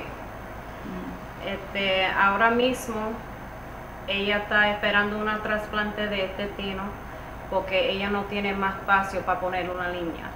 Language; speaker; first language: Spanish; early bilingual, heritage; Spanish